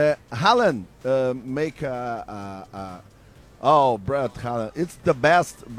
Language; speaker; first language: English; non-native, learner; Portuguese